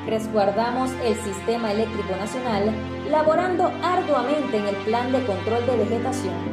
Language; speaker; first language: Spanish; native; Spanish